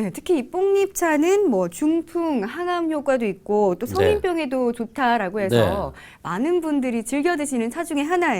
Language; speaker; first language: Korean; native; Korean